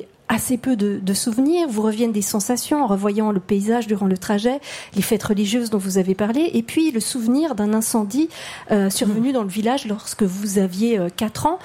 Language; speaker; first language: French; native; French